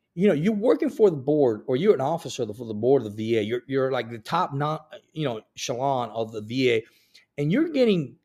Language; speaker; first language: English; early bilingual, other home language; Spanish